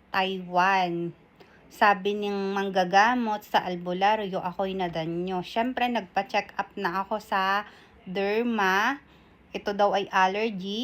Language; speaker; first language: Filipino; non-native, local second language; Bikol